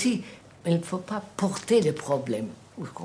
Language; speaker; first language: French; non-native, fluent; Telugu